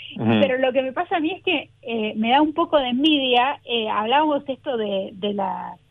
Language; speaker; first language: Spanish; native; Spanish